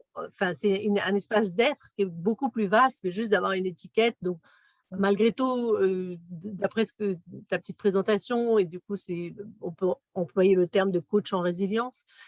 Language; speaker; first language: French; native; French